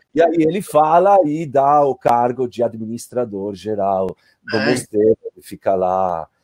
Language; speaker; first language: Portuguese; non-native, fluent; Italian